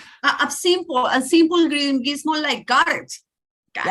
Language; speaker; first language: English; non-native, learner; Spanish